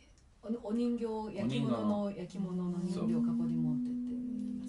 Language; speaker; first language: Japanese; native; Japanese